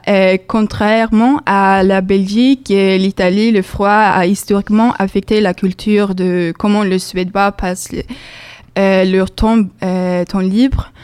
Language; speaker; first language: French; non-native, learner; Swedish